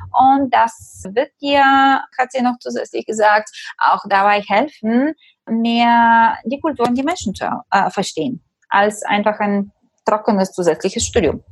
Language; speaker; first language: German; non-native, fluent; Bulgarian